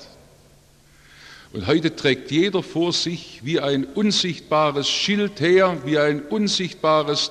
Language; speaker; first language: German; native; German